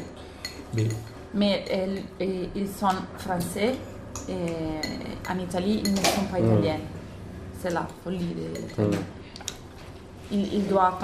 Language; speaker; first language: French; non-native, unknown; Italian